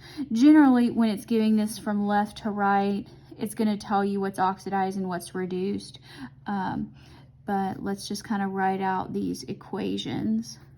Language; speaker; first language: English; native; English